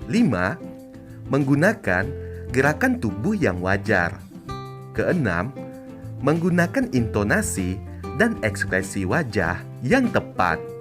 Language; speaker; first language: Indonesian; native; Indonesian